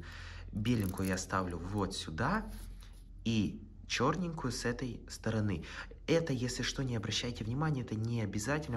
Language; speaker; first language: Russian; native; Russian